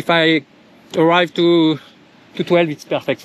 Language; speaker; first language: English; non-native, learner; French